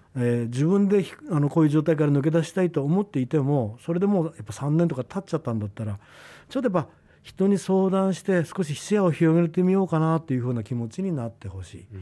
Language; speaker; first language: Japanese; native; Japanese